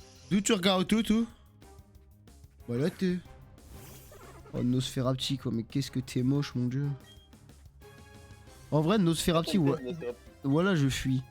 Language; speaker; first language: French; native; French